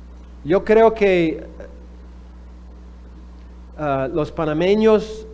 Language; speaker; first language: Spanish; non-native, fluent; English